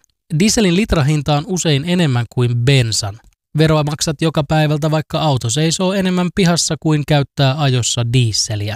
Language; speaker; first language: Finnish; native; Finnish